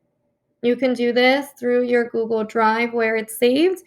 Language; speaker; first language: English; native; English